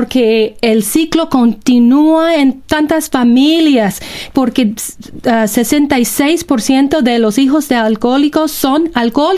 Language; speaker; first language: Spanish; non-native, fluent; English